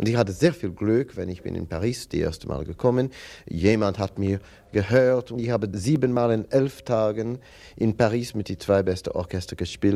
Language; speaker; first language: German; non-native, fluent; English